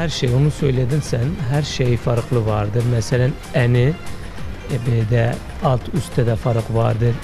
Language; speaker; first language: Turkish; non-native, learner; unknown